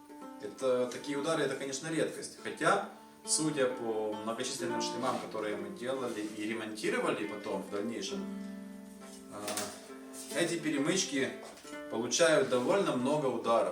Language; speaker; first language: Russian; native; Russian